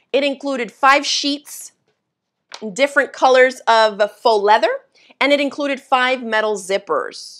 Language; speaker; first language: English; native; English